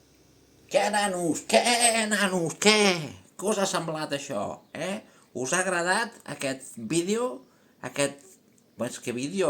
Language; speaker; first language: Catalan; non-native, local second language; Spanish